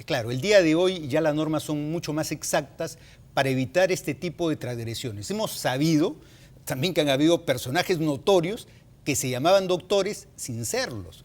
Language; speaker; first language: Spanish; native; Spanish